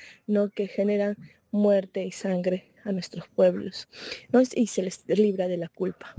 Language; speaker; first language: Spanish; native; Spanish